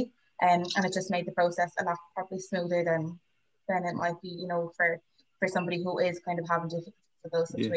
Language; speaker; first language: English; native; English